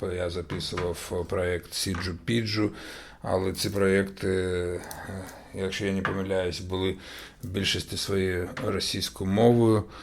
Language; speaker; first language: Ukrainian; non-native, local second language; Russian